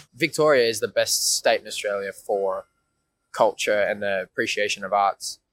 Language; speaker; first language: English; native; English